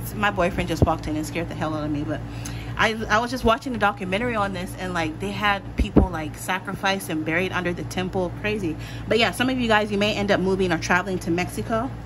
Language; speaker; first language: English; native; English